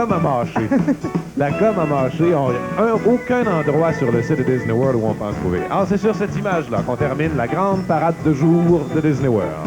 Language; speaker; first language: French; native; French